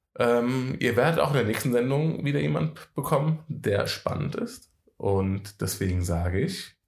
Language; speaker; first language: German; native; German